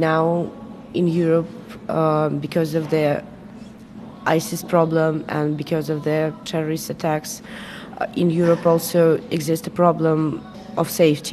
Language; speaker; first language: English; non-native, fluent; Arabic